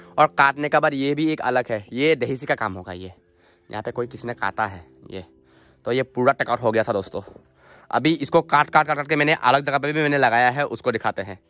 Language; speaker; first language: Hindi; non-native, local second language; Assamese